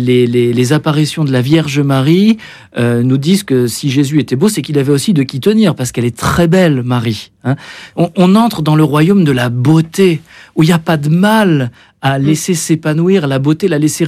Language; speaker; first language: French; native; French